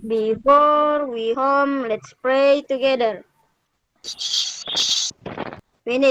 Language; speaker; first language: English; non-native, learner; Indonesian